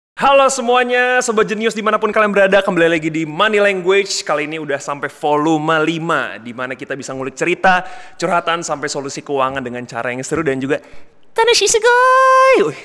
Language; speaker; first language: Indonesian; native; Indonesian